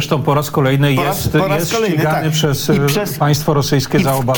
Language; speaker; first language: Polish; native; Polish